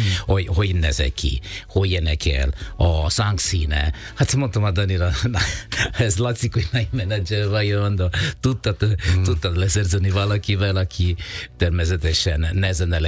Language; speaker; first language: Hungarian; non-native, fluent; Italian